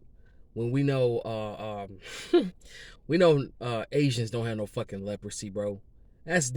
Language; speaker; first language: English; native; English